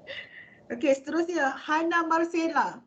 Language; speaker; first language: Malay; native; Malay